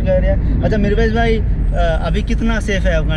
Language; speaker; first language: Hindi; native; Hindi